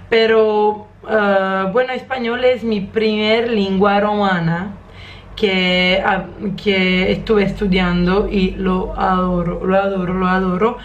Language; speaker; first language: Spanish; non-native, fluent; Croatian